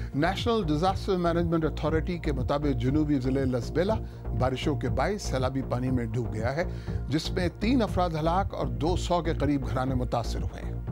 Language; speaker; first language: Urdu; native; Urdu